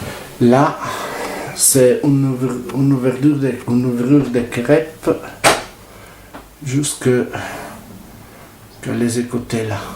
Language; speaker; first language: French; non-native, learner; Italian